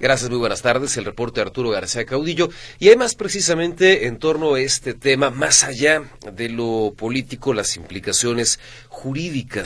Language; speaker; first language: Spanish; native; Spanish